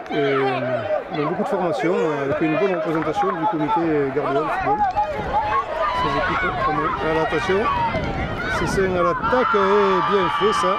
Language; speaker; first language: French; native; French